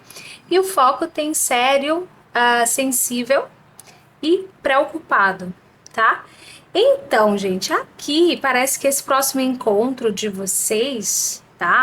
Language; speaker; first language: Portuguese; native; Portuguese